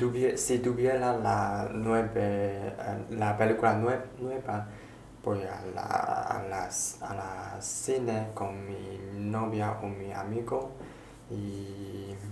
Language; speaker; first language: Spanish; non-native, learner; Chinese